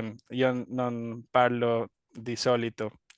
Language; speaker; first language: Italian; non-native, learner; Spanish